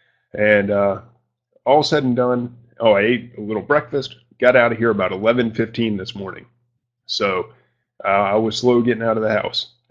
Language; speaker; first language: English; native; English